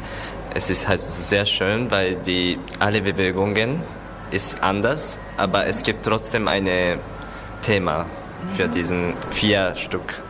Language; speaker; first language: German; non-native, learner; Japanese